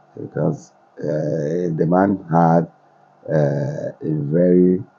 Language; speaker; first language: English; non-native, local second language; Yoruba